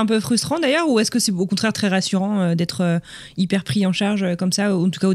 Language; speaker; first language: French; native; French